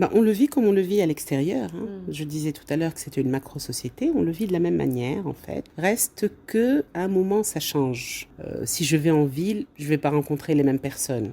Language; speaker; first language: French; non-native, local second language; Arabic